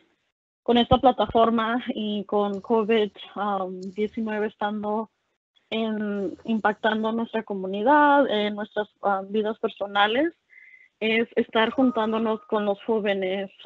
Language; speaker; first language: Spanish; early bilingual, heritage; Spanish